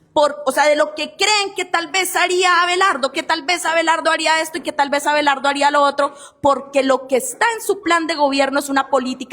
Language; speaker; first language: Spanish; native; Spanish